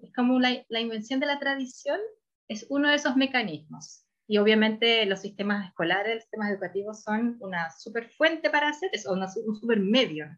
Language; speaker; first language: Spanish; early bilingual, heritage; Spanish